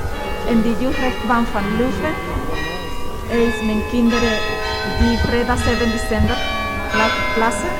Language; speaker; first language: Dutch; non-native, learner; Spanish